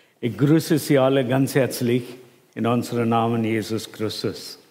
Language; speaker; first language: German; non-native, fluent; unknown